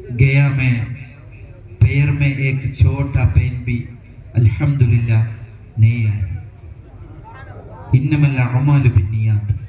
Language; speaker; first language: Urdu; non-native, local second language; Malayalam